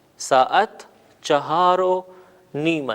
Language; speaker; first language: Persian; non-native, fluent; Urdu